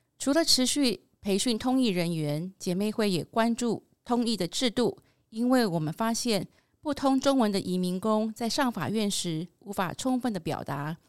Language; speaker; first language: Chinese; native; Chinese